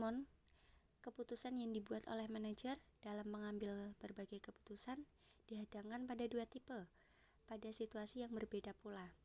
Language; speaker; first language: Indonesian; native; Indonesian